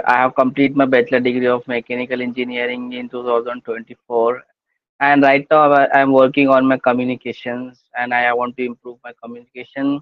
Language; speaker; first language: English; non-native, learner; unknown